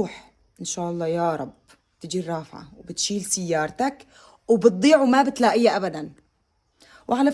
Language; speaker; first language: Arabic; native; Arabic